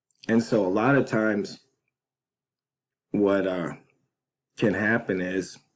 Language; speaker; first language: English; native; English